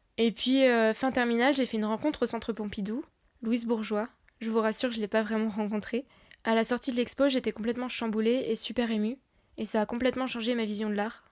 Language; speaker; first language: French; native; French